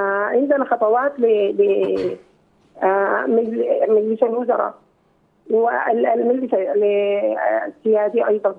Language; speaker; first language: Arabic; native; Arabic